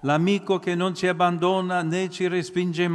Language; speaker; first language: Italian; non-native, fluent; English